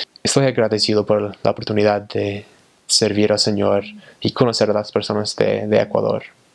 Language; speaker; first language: Spanish; non-native, fluent; English